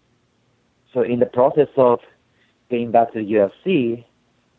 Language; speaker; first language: English; non-native, fluent; Japanese